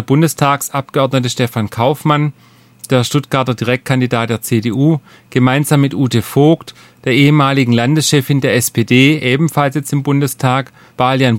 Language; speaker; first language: German; native; German